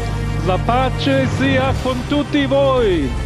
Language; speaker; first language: Italian; non-native, fluent; English